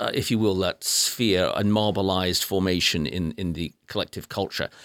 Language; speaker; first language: English; native; English